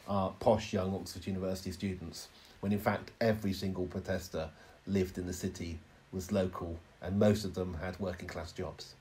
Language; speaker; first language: English; native; English